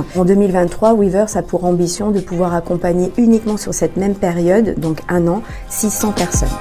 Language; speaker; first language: French; native; French